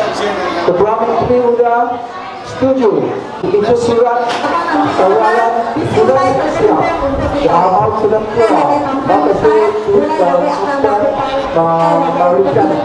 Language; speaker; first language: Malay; non-native, local second language; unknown